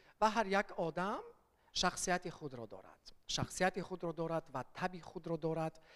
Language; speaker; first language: Persian; early bilingual, heritage; Persian